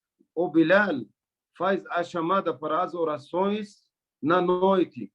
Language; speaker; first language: Portuguese; non-native, learner; Arabic